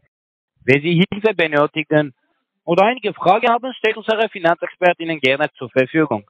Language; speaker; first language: German; non-native, learner; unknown